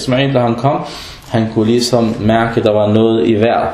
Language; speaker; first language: Danish; non-native, fluent; Arabic